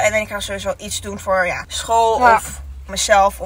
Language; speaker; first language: Dutch; non-native, learner; Italian